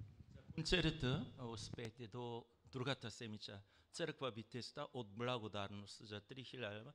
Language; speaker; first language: Bulgarian; non-native, learner; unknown